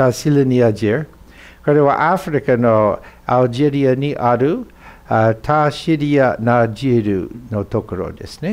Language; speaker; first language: Japanese; non-native, fluent; English